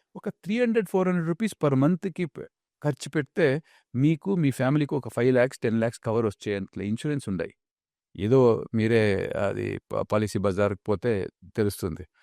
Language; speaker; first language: Telugu; non-native, local second language; Kannada